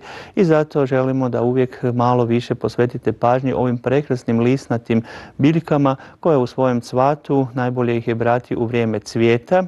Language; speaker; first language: Croatian; native; Croatian